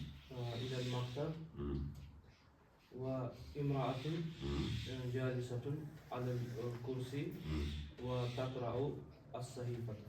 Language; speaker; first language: Arabic; non-native, learner; Urdu